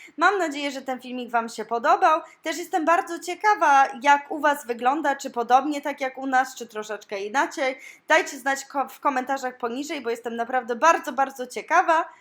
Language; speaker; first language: Polish; native; Polish